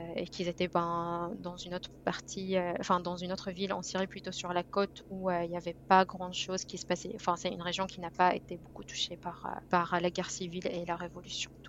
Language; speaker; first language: French; non-native, fluent; Arabic